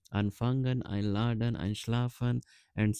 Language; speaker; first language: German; non-native, fluent; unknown